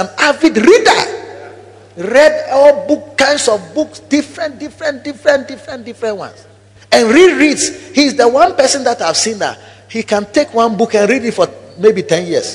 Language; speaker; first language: English; non-native, local second language; Akan